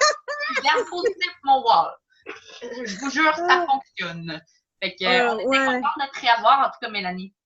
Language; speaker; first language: French; native; French